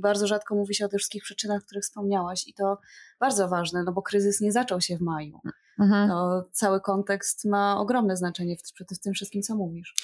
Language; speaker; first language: Polish; non-native, fluent; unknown